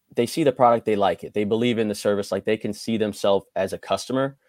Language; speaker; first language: English; native; English